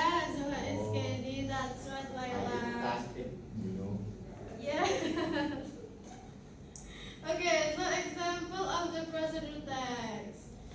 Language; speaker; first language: English; non-native, fluent; Indonesian